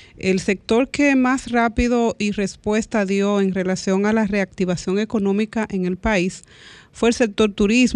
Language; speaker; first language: Spanish; native; Spanish